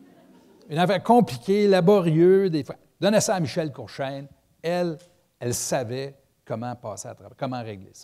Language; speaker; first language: French; native; French